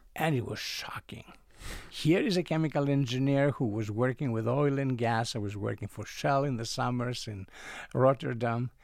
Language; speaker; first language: English; non-native, fluent; Greek